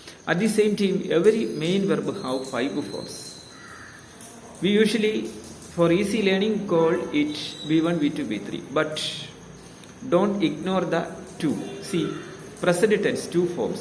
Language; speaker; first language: English; non-native, local second language; Malayalam